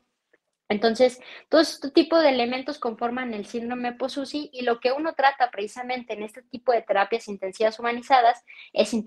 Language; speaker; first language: Spanish; native; Spanish